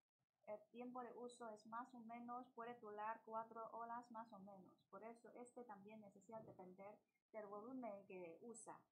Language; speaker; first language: Spanish; non-native, learner; Chinese